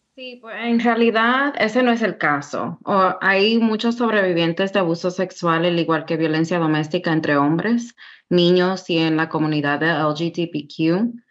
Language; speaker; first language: Spanish; early bilingual, heritage; Spanish